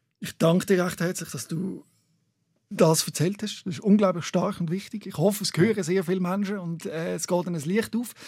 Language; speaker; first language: German; native; German